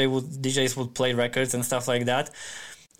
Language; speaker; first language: English; non-native, fluent; Polish